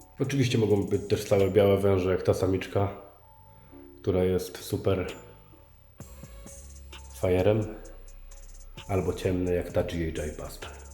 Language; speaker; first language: Polish; native; Polish